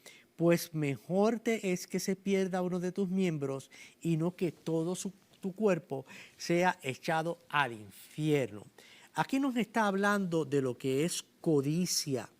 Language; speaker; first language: Spanish; native; Spanish